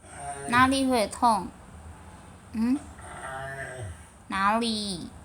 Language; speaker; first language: Chinese; early bilingual, heritage; Chinese